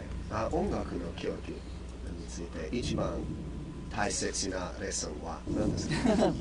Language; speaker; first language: Japanese; non-native, learner; English